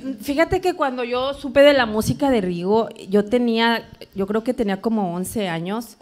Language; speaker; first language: Spanish; native; Spanish